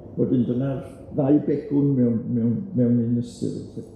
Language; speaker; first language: Welsh; native; Welsh